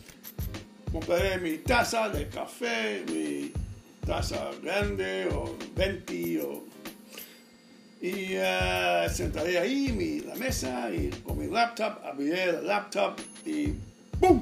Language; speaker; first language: Spanish; non-native, fluent; English